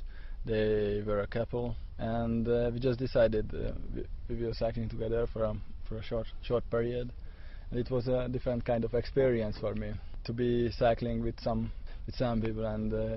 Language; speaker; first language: English; non-native, learner; Hungarian